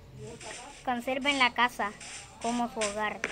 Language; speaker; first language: Spanish; native; Spanish